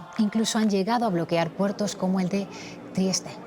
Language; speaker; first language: Spanish; native; Spanish